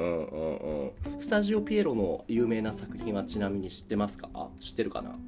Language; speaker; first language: Japanese; native; Japanese